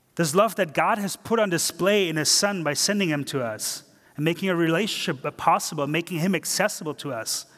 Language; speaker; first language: English; non-native, fluent; German